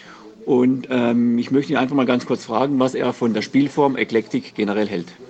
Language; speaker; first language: German; native; German